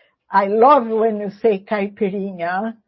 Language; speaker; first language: English; non-native, learner; Portuguese